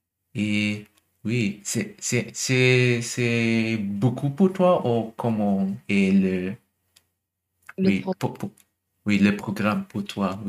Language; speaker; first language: French; non-native, learner; German